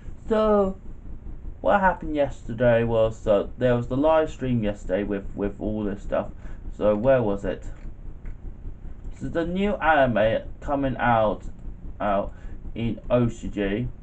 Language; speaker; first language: English; native; English